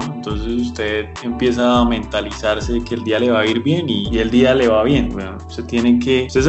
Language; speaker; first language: Spanish; native; Spanish